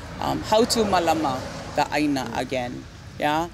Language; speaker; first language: English; native; English